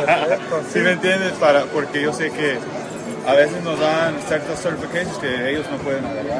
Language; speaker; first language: Spanish; early bilingual, heritage; Spanish